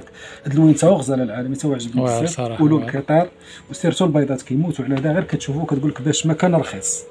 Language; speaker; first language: Arabic; native; Arabic